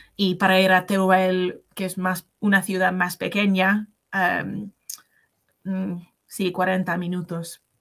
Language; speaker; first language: Spanish; non-native, learner; English